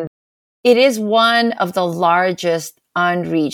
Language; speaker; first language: English; non-native, local second language; Filipino